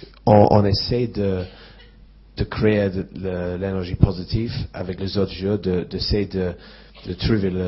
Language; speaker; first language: French; non-native, fluent; English